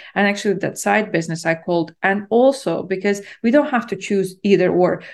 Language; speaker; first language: English; non-native, fluent; Latvian